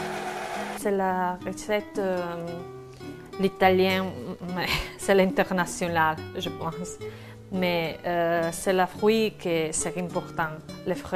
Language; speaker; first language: French; non-native, learner; Slovak